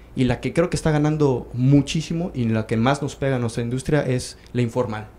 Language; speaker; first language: Spanish; native; Spanish